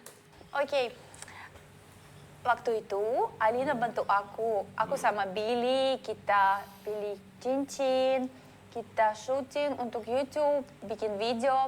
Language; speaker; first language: Indonesian; non-native, learner; Russian